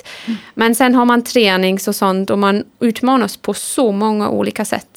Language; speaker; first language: Swedish; non-native, fluent; German